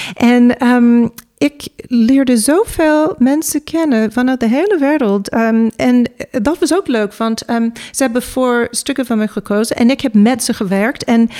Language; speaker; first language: Dutch; non-native, fluent; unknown